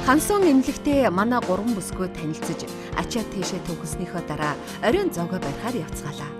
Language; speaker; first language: Mongolian; native; Mongolian